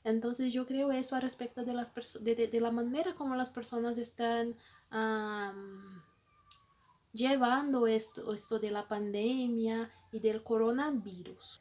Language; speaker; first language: Spanish; non-native, fluent; Portuguese